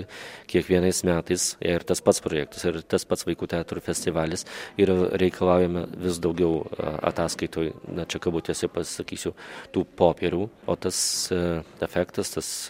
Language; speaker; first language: Lithuanian; native; Lithuanian